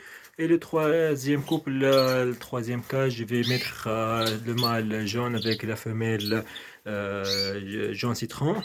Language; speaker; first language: French; non-native, local second language; Arabic